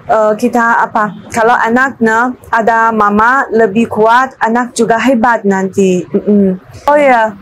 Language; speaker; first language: Indonesian; non-native, learner; Chinese